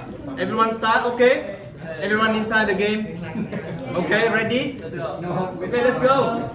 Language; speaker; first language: English; non-native, learner; Vietnamese